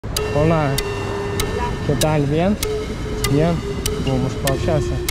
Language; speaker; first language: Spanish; non-native, learner; Russian